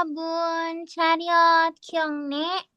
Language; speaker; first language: Korean; non-native, learner; Indonesian